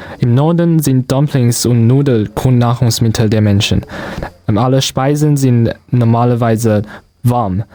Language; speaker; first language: German; non-native, learner; Chinese